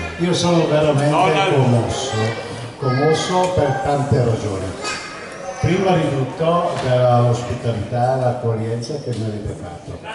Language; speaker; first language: Italian; non-native, fluent; Hungarian